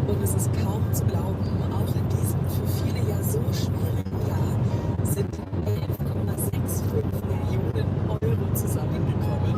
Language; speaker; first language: German; native; German